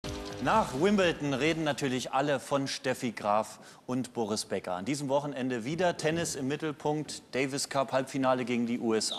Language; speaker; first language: German; native; German